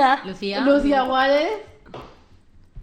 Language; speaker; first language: Spanish; non-native, local second language; Basque